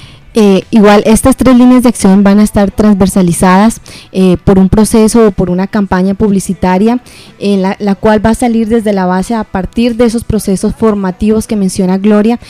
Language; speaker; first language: Spanish; native; Spanish